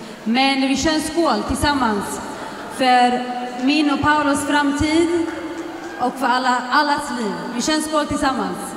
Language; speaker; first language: Swedish; early bilingual, other home language; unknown